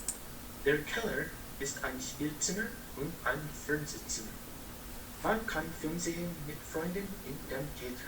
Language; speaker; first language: German; non-native, learner; English